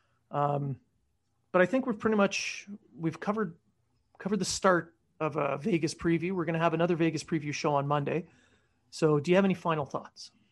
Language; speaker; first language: English; native; English